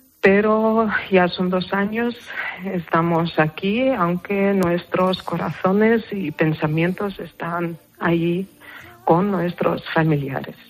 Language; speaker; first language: Spanish; non-native, fluent; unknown